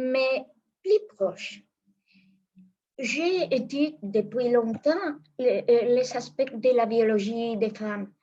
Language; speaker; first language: French; non-native, fluent; Spanish